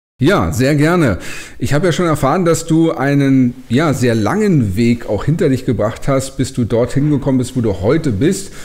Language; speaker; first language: German; native; German